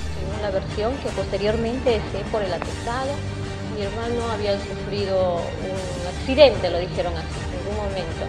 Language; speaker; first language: Spanish; native; Spanish